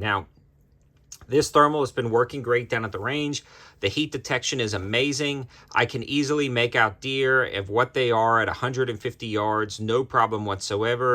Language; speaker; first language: English; native; English